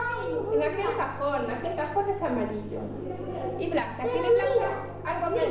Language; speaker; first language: Spanish; native; Spanish